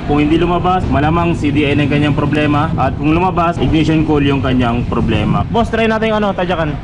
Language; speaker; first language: Filipino; non-native, local second language; Pangasinan